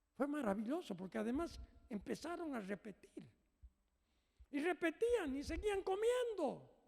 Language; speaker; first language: Spanish; native; Spanish